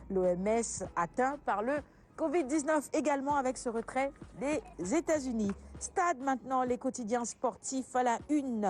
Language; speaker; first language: French; non-native, local second language; Wolof